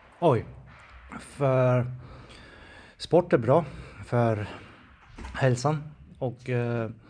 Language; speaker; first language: Swedish; non-native, fluent; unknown